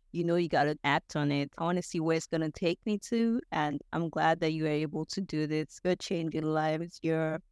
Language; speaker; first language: English; non-native, local second language; Yoruba